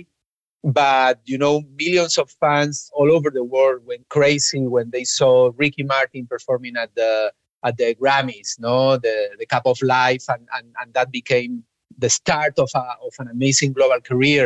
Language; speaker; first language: English; non-native, fluent; Spanish